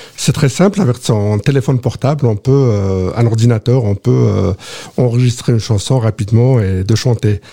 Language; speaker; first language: French; non-native, local second language; Kabyle